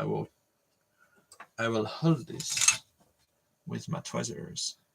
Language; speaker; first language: English; native; English